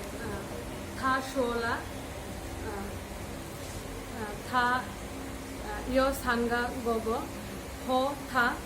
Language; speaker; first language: Chinese; non-native, learner; Bangla